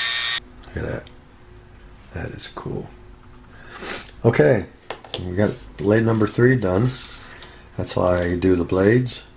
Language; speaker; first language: English; native; English